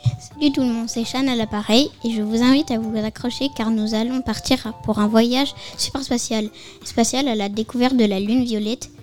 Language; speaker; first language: French; native; French